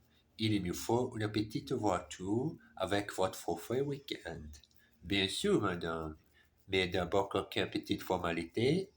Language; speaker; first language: French; non-native, learner; German